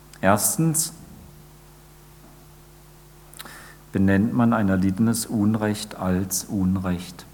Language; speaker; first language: German; native; German